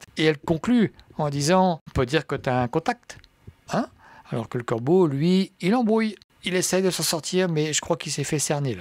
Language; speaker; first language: French; native; French